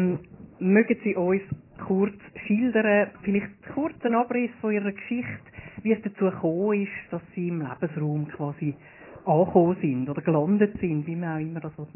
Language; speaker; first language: German; native; German